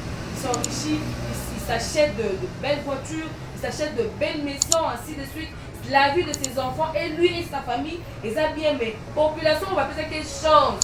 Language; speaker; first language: French; non-native, local second language; Lingala